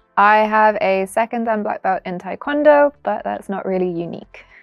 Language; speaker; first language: English; native; English